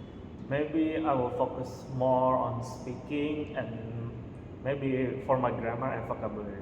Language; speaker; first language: English; non-native, learner; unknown